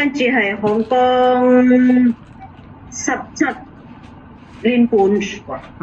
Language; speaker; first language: Cantonese; non-native, learner; Indonesian